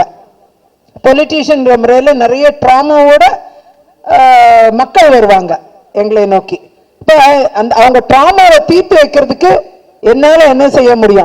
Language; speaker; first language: Tamil; native; Tamil